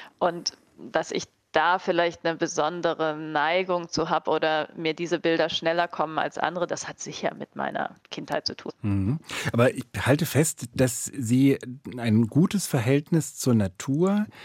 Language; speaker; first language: German; native; German